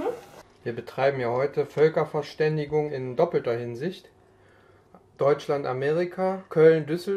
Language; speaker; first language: German; native; German